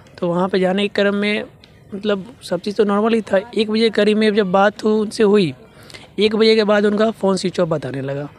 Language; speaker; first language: Hindi; native; Hindi